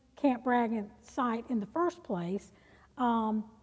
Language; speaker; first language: English; native; English